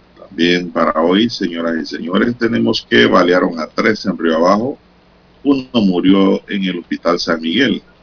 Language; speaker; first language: Spanish; native; Spanish